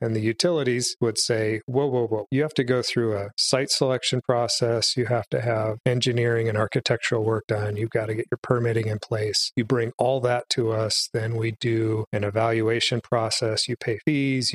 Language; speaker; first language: English; native; English